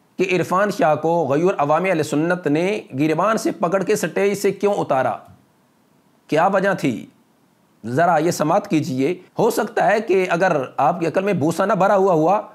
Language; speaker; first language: Urdu; non-native, local second language; Punjabi